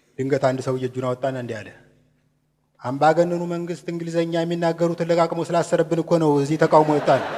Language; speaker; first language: Amharic; native; Amharic